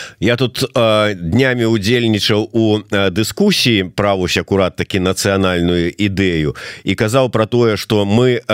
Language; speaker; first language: Belarusian; non-native, local second language; Russian